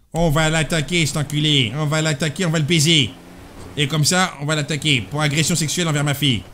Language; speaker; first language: French; native; French